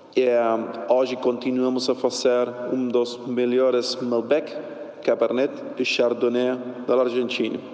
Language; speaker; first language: Portuguese; non-native, fluent; Spanish